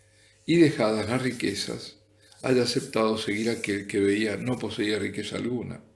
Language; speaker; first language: Spanish; native; Spanish